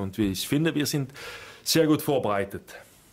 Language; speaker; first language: German; non-native, fluent; Swedish